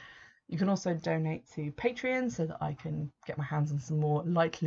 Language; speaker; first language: English; native; English